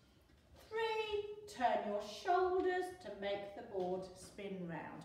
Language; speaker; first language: English; native; English